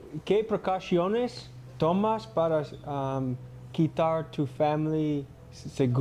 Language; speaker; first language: Spanish; non-native, learner; English